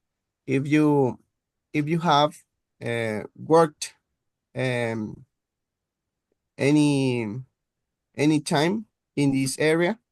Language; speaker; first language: English; non-native, learner; Spanish